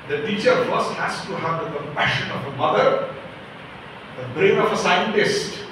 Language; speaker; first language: English; non-native, local second language; Marathi